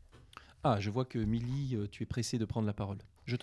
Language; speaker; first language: French; native; French